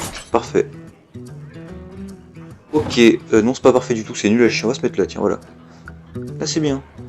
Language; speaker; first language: French; native; French